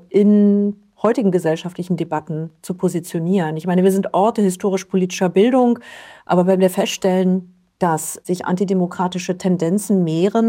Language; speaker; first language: German; native; German